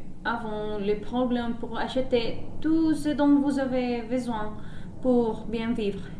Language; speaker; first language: French; non-native, learner; Spanish